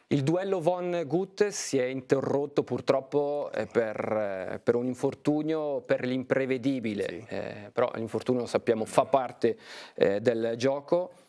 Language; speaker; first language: Italian; native; Italian